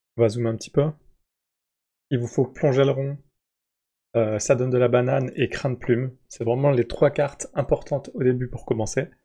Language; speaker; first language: French; native; French